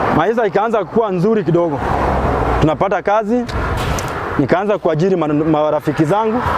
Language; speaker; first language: Swahili; non-native, local second language; Luo (Kenya and Tanzania)